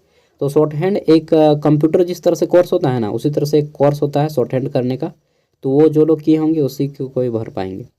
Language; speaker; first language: Hindi; native; Hindi